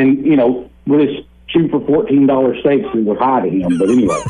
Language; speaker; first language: English; native; English